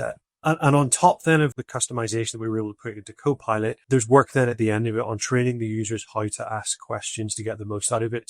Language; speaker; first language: English; native; English